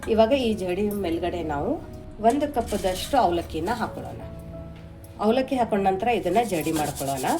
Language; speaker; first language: Kannada; native; Kannada